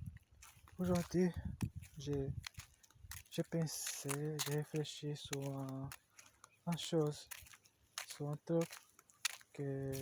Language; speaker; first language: French; non-native, learner; Portuguese